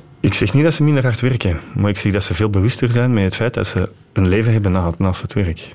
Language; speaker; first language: Dutch; native; Dutch